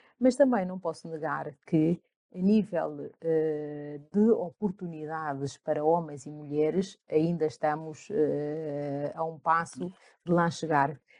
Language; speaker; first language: Portuguese; early bilingual, other home language; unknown